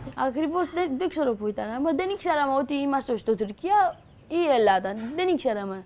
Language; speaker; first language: Greek; early bilingual, other home language; Persian